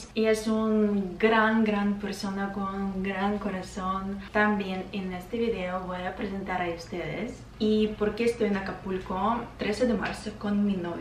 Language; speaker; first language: Spanish; non-native, fluent; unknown